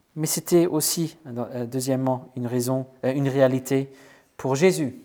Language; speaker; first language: French; non-native, fluent; English